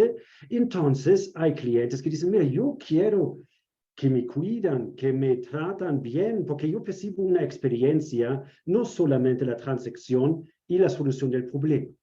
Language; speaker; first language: Spanish; non-native, fluent; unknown